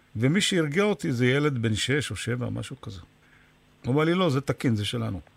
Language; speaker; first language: Hebrew; native; Hebrew